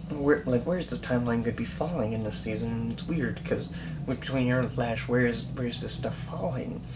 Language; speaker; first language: English; native; English